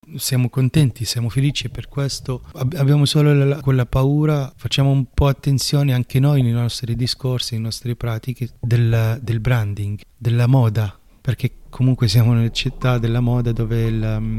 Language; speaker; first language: Italian; non-native, fluent; Arabic